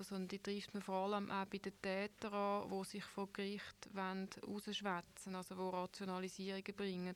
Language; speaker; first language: German; native; German